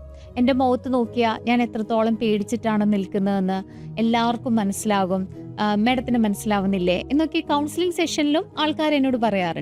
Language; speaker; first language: Malayalam; native; Malayalam